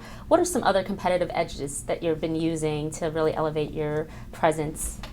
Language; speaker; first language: English; native; English